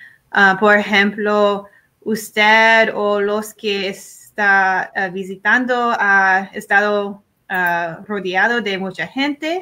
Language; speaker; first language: Spanish; non-native, learner; English